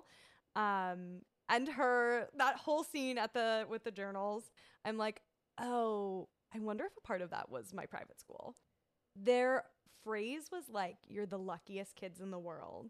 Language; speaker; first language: English; native; English